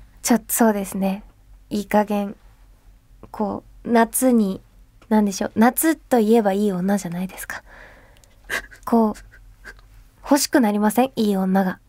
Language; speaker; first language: Japanese; native; Japanese